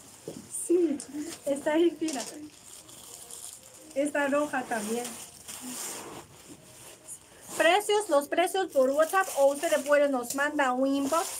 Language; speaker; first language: Spanish; non-native, learner; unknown